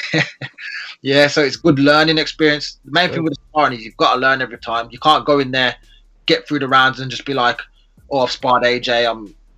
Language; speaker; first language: English; native; English